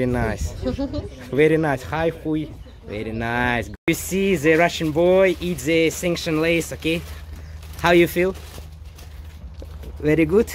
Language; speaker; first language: English; non-native, learner; Russian